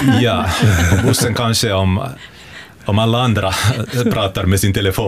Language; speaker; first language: Swedish; non-native, local second language; Finnish